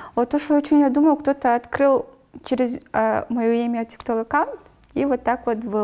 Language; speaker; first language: Russian; non-native, local second language; Kyrgyz